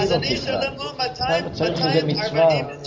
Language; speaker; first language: Hebrew; non-native, fluent; English